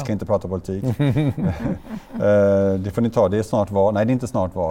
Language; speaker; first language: Swedish; native; Swedish